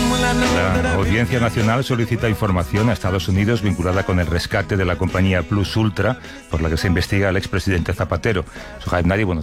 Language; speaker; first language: Spanish; native; Spanish